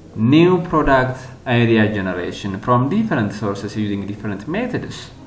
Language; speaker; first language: English; non-native, local second language; Amharic